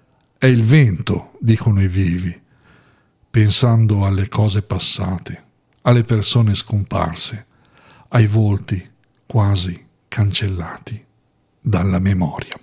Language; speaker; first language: Italian; native; Italian